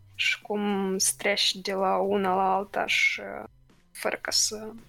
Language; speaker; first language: Romanian; native; Romanian